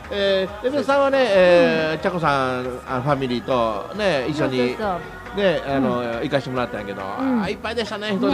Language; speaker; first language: Japanese; native; Japanese